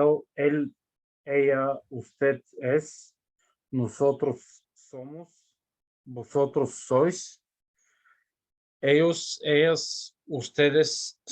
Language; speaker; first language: Spanish; non-native, learner; Bulgarian